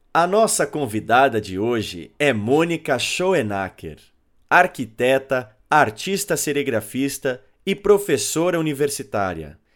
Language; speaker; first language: Portuguese; native; Portuguese